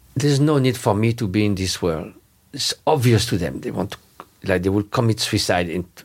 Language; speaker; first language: English; non-native, fluent; French